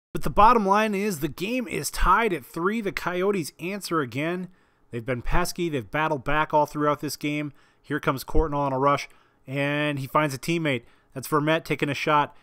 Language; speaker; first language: English; native; English